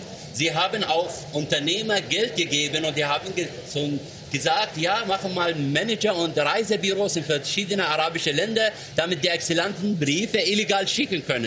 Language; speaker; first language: German; non-native, fluent; Arabic